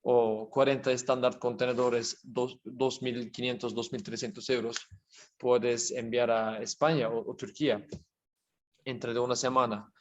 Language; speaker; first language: Spanish; non-native, learner; Turkish